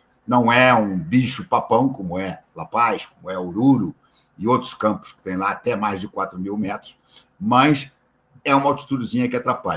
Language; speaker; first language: Portuguese; native; Portuguese